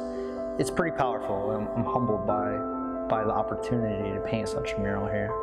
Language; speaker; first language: English; native; English